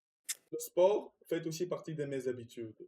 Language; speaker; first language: French; non-native, learner; Russian